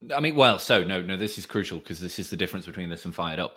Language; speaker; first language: English; native; English